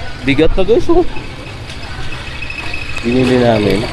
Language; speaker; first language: Filipino; non-native, local second language; Waray